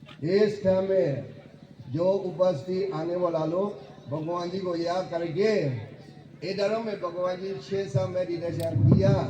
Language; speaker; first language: Hindi; non-native, fluent; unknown